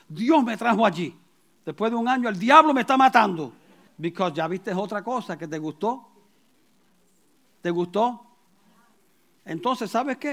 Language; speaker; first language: Spanish; early bilingual, heritage; Spanish